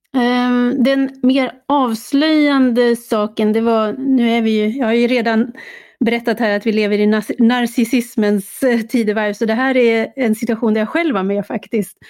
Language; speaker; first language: Swedish; native; Swedish